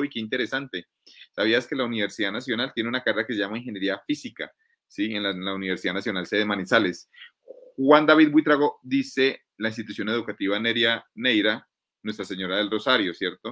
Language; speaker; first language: Spanish; native; Spanish